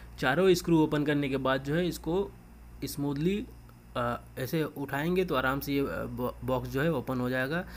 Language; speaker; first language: Hindi; native; Hindi